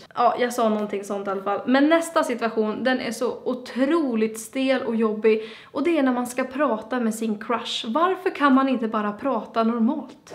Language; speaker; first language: Swedish; native; Swedish